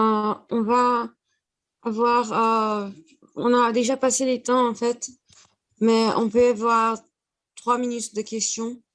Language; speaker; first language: French; non-native, fluent; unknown